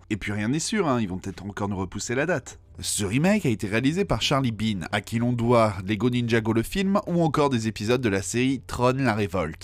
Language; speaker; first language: French; native; French